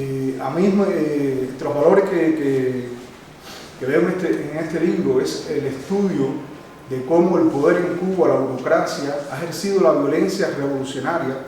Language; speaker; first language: Spanish; native; Spanish